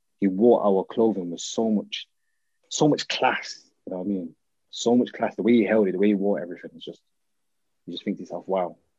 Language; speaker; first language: English; early bilingual, other home language; Arabic